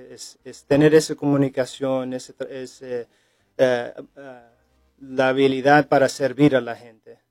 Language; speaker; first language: Spanish; early bilingual, heritage; English